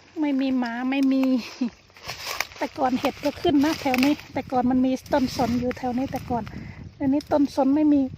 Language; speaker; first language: Thai; native; Thai